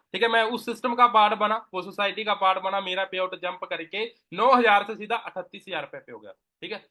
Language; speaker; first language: Hindi; non-native, local second language; Punjabi